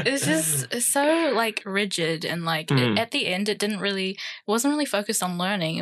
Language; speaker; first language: English; native; English